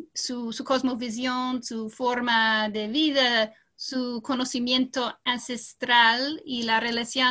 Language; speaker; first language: Spanish; non-native, fluent; English